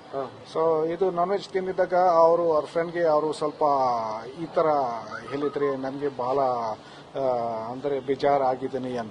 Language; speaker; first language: Kannada; non-native, fluent; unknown